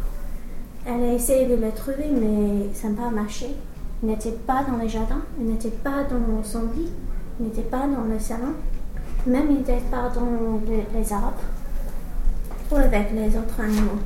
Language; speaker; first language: French; non-native, learner; English